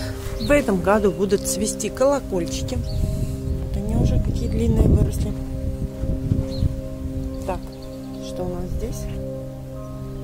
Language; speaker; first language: Russian; native; Russian